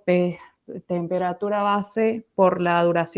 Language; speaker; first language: Spanish; native; Spanish